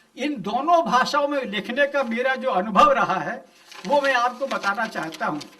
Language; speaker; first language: Hindi; non-native, local second language; Gujarati